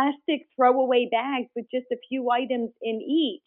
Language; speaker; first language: English; native; English